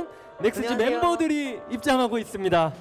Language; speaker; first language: Korean; native; Korean